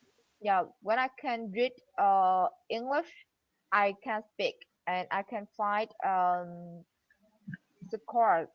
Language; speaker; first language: English; non-native, learner; Vietnamese